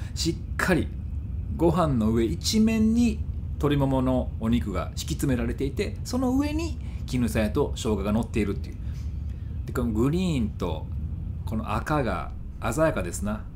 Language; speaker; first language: Japanese; native; Japanese